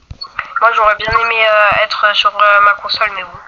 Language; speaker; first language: French; native; French